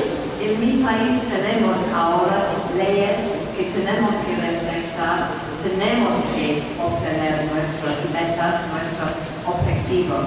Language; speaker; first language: Spanish; non-native, fluent; English